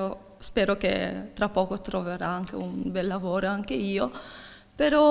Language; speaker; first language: Italian; non-native, learner; Albanian